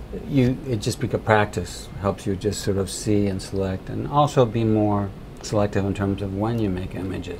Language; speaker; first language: English; early bilingual, other home language; Spanish